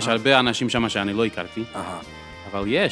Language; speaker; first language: Hebrew; early bilingual, heritage; English